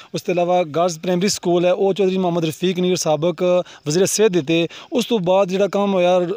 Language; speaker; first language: Punjabi; non-native, local second language; Gujari